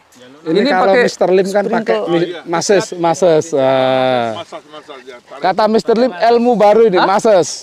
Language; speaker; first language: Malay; non-native, local second language; Javanese